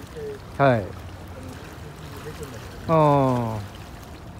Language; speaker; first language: Japanese; native; Japanese